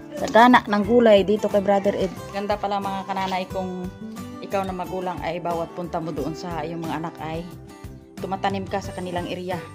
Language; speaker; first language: Filipino; non-native, local second language; Cebuano